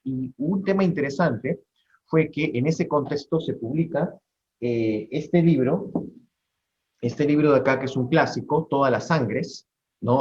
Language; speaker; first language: Spanish; native; Spanish